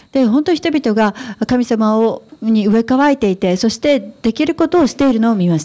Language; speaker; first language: Japanese; native; Japanese